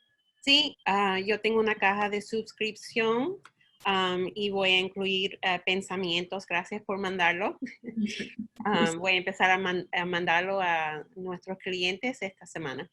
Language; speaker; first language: Spanish; early bilingual, heritage; Spanish